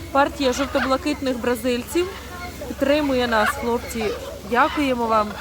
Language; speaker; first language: Ukrainian; native; Ukrainian